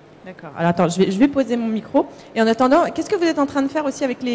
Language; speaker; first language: French; native; French